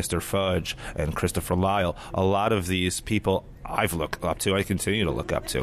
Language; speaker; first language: English; native; English